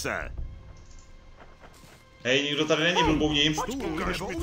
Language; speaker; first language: Czech; native; Czech